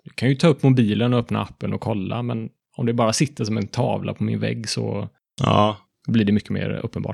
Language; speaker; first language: Swedish; native; Swedish